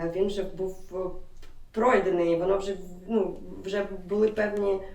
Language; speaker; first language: Ukrainian; non-native, local second language; Russian